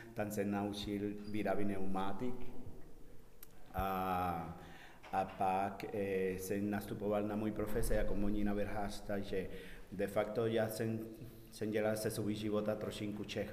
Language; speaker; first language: Czech; non-native, learner; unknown